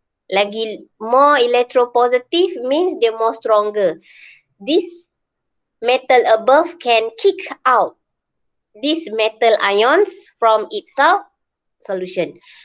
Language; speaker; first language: English; non-native, local second language; Malay